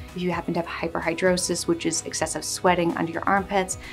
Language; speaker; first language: English; native; English